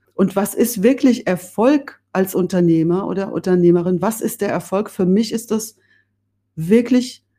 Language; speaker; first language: German; native; German